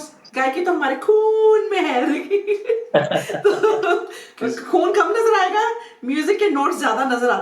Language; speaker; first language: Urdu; non-native, local second language; Punjabi